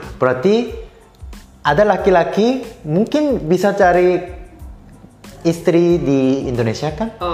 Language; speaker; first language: Indonesian; non-native, fluent; Korean